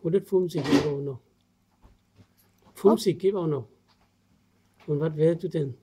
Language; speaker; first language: German; non-native, learner; Vietnamese